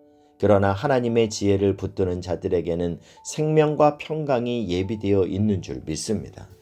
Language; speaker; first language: Korean; native; Korean